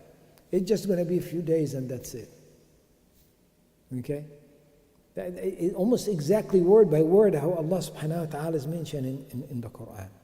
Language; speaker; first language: English; non-native, fluent; Arabic